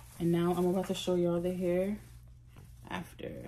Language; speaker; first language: English; native; English